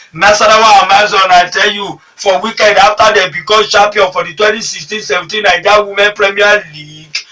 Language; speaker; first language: Nigerian Pidgin; native; Nigerian Pidgin